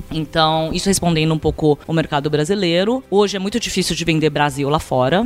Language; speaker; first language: Portuguese; early bilingual, other home language; Chinese